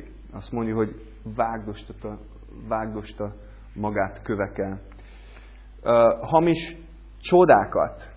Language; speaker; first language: Hungarian; non-native, learner; English